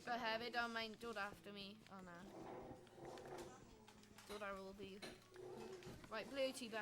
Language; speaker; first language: Welsh; non-native, local second language; English